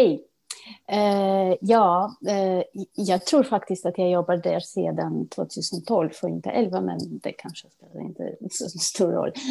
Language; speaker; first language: Swedish; non-native, fluent; Russian